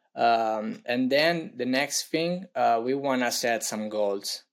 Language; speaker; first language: English; non-native, fluent; Italian